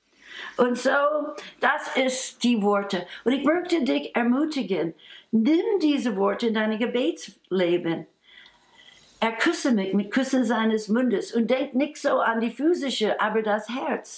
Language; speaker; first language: German; non-native, fluent; English